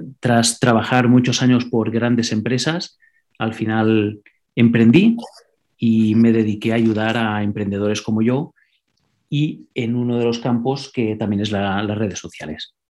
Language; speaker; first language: Spanish; non-native, local second language; Catalan